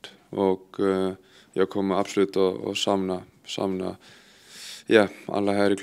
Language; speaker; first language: Swedish; non-native, fluent; Icelandic